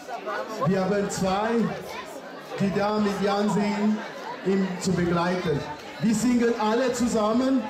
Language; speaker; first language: German; non-native, learner; French